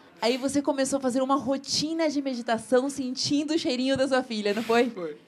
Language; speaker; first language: Portuguese; non-native, fluent; Spanish